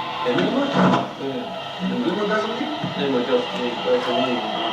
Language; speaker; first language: German; non-native, learner; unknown